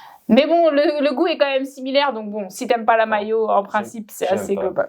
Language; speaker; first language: French; native; French